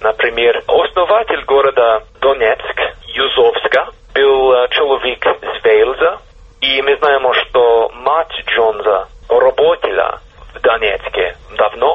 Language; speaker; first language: Russian; non-native, fluent; English